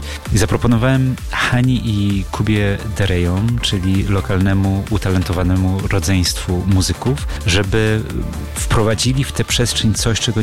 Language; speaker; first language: Polish; native; Polish